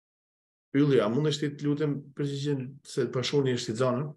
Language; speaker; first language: Albanian; native; Albanian